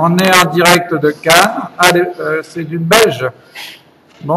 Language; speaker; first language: French; native; French